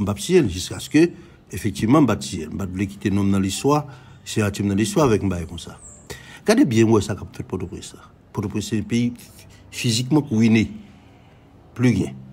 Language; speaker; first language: French; non-native, local second language; Haitian Creole